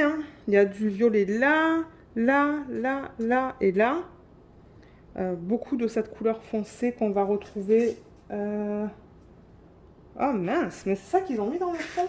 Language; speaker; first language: French; native; French